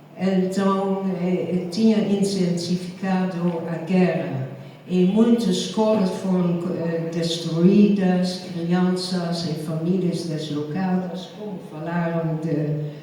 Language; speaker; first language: Portuguese; non-native, fluent; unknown